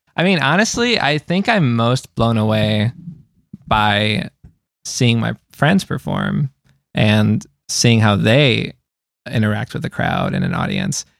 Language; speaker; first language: English; native; English